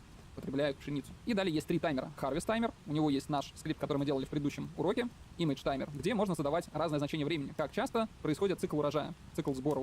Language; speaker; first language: Russian; native; Russian